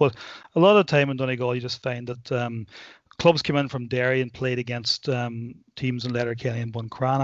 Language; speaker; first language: English; native; English